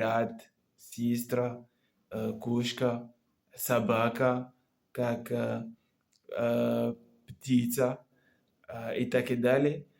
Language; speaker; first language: Russian; non-native, learner; Comorian